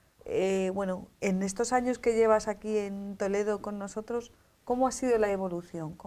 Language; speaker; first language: Spanish; native; Spanish